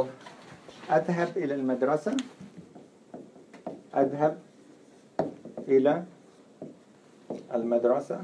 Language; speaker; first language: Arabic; non-native, fluent; English